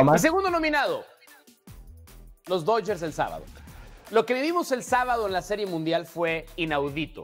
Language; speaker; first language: Spanish; native; Spanish